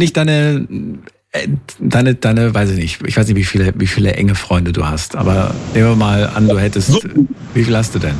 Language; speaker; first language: German; native; German